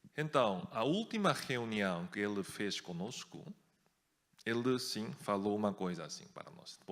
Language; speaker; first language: Portuguese; non-native, fluent; Korean